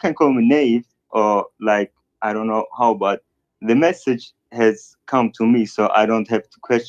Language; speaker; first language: English; non-native, fluent; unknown